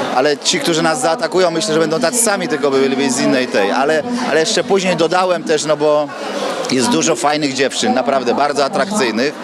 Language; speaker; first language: Polish; native; Polish